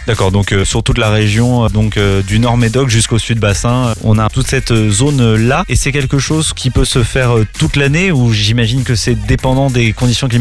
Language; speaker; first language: French; native; French